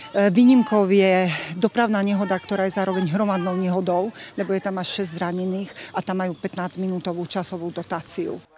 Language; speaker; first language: Slovak; native; Slovak